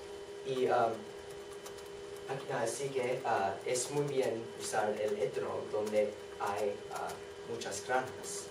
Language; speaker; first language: Spanish; non-native, learner; English